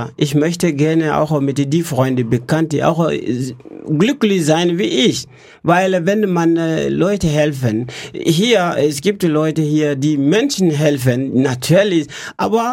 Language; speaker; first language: German; non-native, learner; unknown